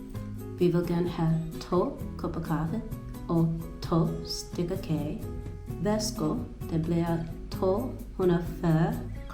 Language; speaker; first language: Danish; non-native, learner; English